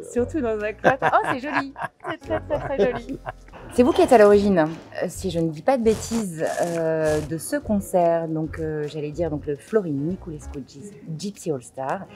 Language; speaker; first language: French; native; French